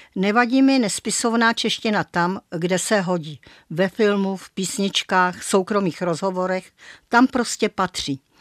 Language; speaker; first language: Czech; native; Czech